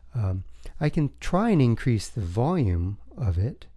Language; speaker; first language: English; native; English